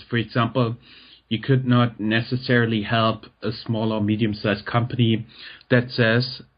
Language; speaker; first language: English; non-native, fluent; German